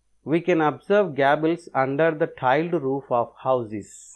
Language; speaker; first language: English; non-native, local second language; Telugu